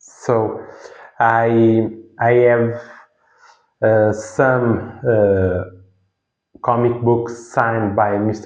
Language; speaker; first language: English; non-native, fluent; Portuguese